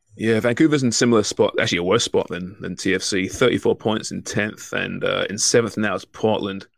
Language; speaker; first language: English; native; English